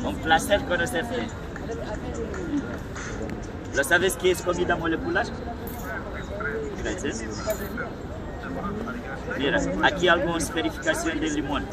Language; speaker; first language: Spanish; non-native, learner; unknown